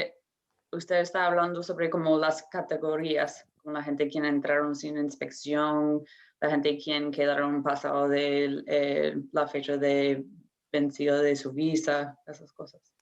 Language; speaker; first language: Spanish; non-native, fluent; English